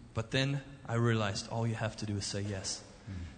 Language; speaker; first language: English; early bilingual, other home language; German